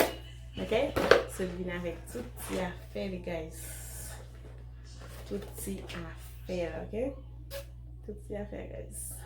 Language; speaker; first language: French; non-native, learner; Haitian Creole